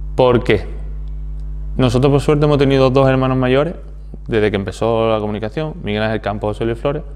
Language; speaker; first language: Spanish; native; Spanish